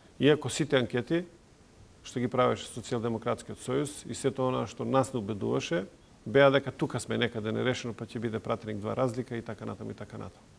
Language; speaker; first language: Macedonian; non-native, local second language; Serbian